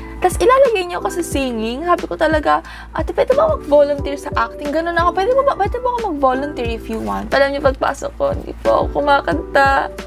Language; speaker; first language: Filipino; early bilingual, heritage; Japanese